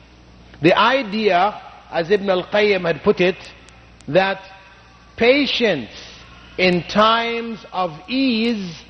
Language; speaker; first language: English; non-native, fluent; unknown